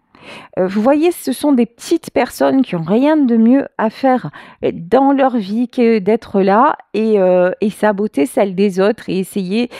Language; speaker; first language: French; native; French